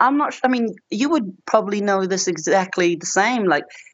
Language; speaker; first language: English; native; English